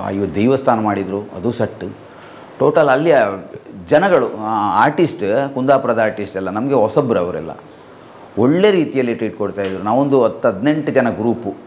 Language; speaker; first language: Kannada; non-native, local second language; Malayalam